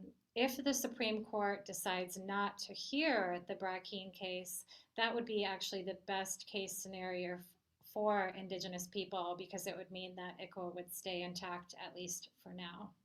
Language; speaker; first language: English; native; English